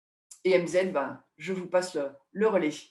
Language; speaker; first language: French; native; French